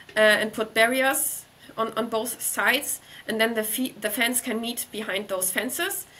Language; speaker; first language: English; non-native, fluent; German